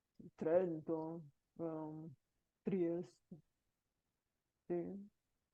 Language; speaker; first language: Italian; non-native, learner; Bulgarian